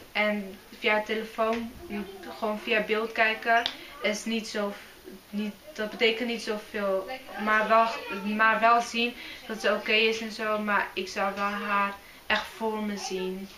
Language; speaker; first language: Dutch; early bilingual, other home language; Arabic